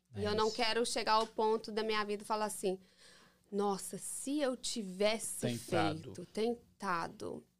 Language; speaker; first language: Portuguese; early bilingual, heritage; English